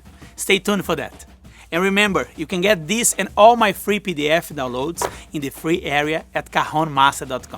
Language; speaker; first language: English; non-native, fluent; Portuguese